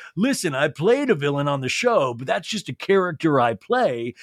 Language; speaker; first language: English; native; English